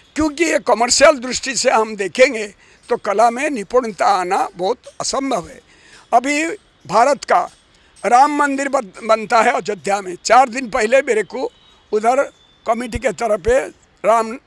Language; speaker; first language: Hindi; non-native, local second language; Odia